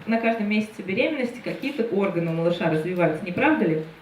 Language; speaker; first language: Russian; native; Russian